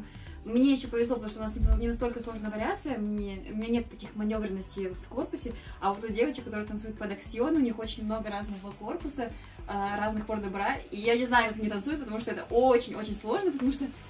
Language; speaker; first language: Russian; native; Russian